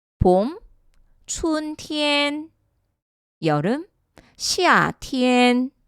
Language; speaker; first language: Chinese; non-native, fluent; Korean